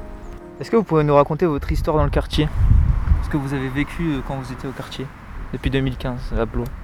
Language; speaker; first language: French; native; French